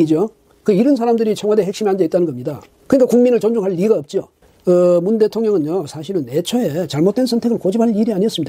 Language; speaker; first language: Korean; native; Korean